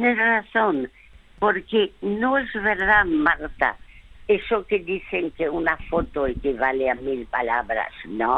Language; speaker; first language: Spanish; early bilingual, other home language; French